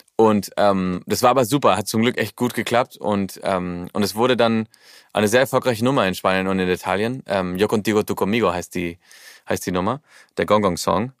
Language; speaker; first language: German; early bilingual, heritage; German